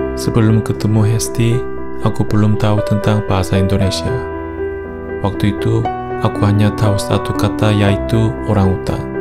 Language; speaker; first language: Indonesian; non-native, learner; Korean